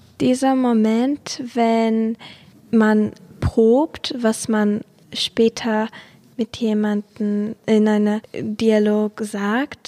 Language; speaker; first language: German; non-native, fluent; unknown